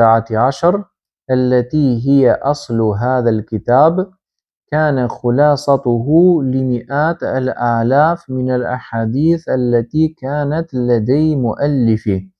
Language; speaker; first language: Arabic; non-native, fluent; Albanian